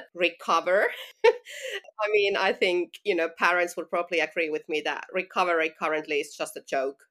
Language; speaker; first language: English; non-native, fluent; Finnish